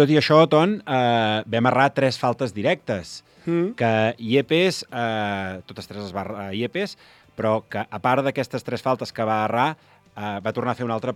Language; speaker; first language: Catalan; native; Catalan